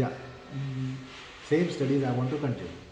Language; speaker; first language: English; non-native, fluent; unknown